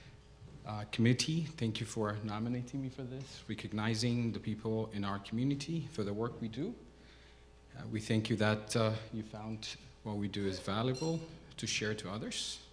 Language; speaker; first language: English; non-native, local second language; Amharic